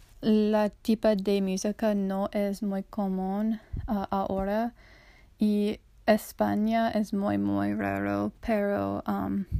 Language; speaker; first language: Spanish; non-native, learner; English